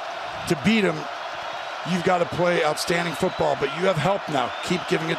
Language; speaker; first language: English; native; English